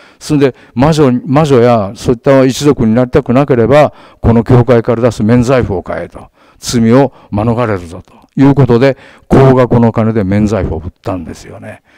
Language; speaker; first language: Japanese; native; Japanese